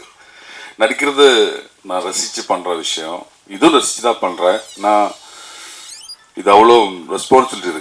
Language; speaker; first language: Tamil; non-native, learner; Malayalam